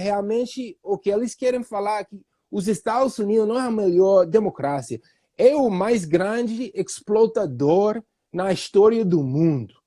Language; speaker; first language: Portuguese; non-native, fluent; English